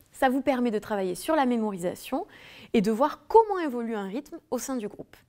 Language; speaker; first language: French; native; French